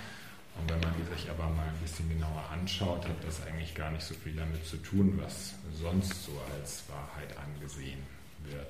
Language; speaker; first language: German; native; German